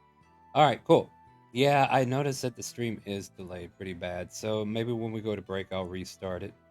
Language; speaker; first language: English; native; English